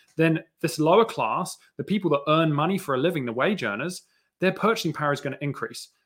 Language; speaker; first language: English; native; English